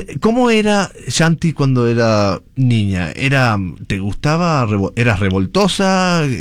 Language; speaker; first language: Spanish; native; Spanish